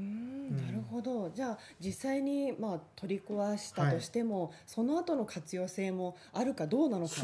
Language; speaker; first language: Japanese; native; Japanese